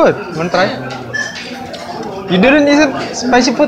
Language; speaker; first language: English; non-native, fluent; Indonesian